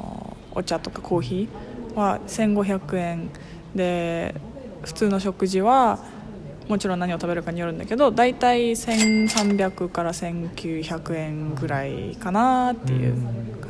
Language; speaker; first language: Japanese; non-native, fluent; Russian